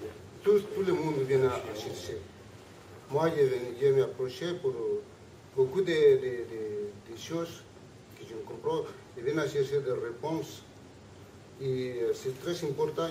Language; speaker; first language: French; non-native, learner; Spanish